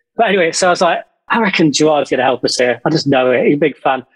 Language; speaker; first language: English; native; English